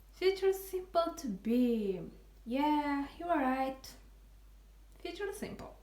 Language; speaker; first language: English; non-native, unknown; Kazakh